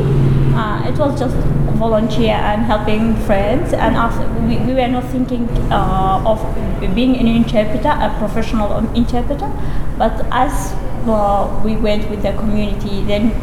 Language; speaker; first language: English; non-native, fluent; Kurdish